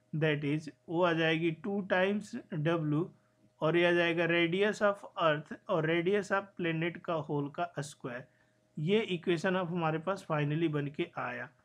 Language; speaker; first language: Hindi; native; Hindi